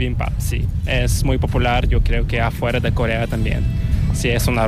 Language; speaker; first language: Spanish; non-native, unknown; Korean